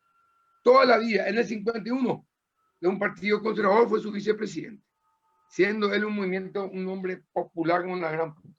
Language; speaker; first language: Spanish; native; Spanish